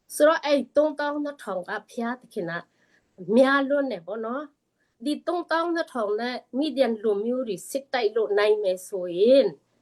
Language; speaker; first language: Burmese; non-native, local second language; Tedim Chin